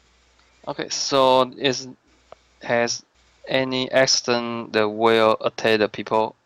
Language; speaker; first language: English; non-native, learner; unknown